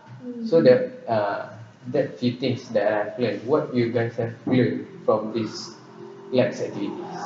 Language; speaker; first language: English; non-native, local second language; Malay